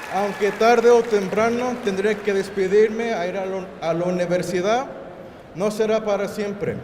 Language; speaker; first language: Spanish; early bilingual, heritage; Spanish